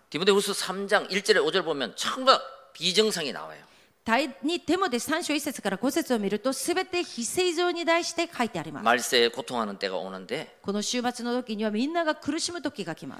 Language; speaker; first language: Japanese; non-native, fluent; Korean